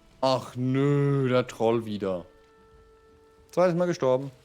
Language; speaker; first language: German; native; German